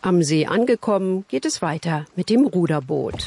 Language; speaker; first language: German; native; German